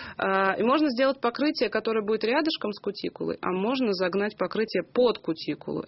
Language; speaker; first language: Russian; native; Russian